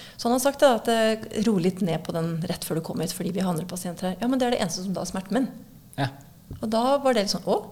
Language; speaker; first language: Norwegian; native; Norwegian